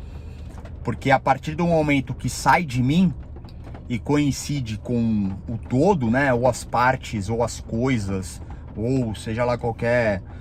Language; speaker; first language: Portuguese; native; Portuguese